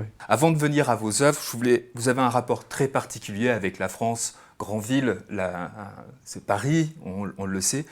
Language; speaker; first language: French; native; French